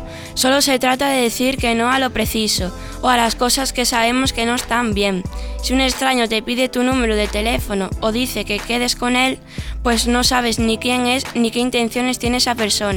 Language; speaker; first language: Spanish; native; Spanish